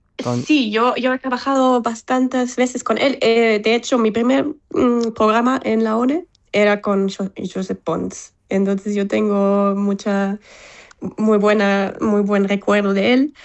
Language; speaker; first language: Spanish; non-native, fluent; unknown